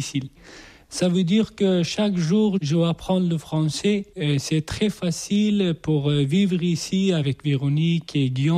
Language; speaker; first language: French; non-native, learner; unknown